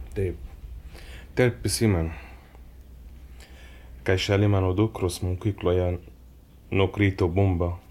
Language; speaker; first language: Lithuanian; non-native, learner; Arabic